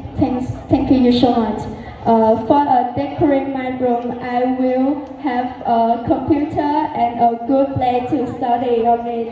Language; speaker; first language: English; non-native, learner; Vietnamese